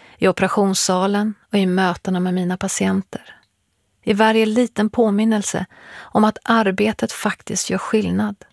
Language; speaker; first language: Swedish; early bilingual, other home language; Persian